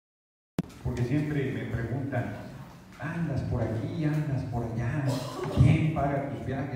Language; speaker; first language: Spanish; native; Spanish